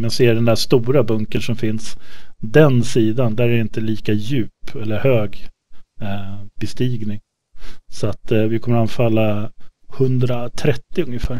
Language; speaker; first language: Swedish; native; Swedish